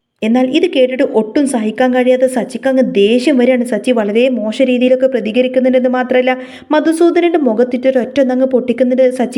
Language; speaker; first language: Malayalam; native; Malayalam